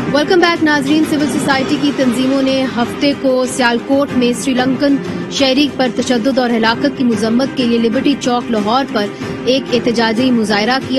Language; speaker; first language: Urdu; native; Urdu